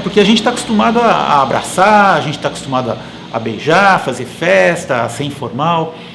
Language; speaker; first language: Portuguese; native; Portuguese